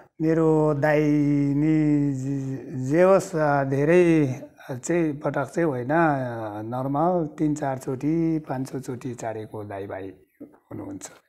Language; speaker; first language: Nepali; non-native, local second language; Sherpa